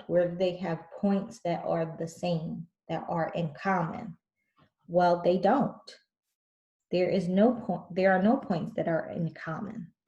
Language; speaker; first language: English; native; English